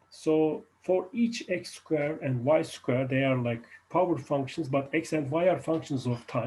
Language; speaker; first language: English; non-native, fluent; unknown